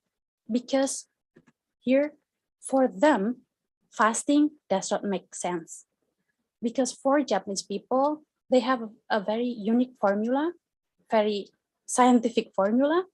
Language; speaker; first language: English; non-native, fluent; Indonesian